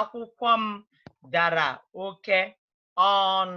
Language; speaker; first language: Igbo; native; Igbo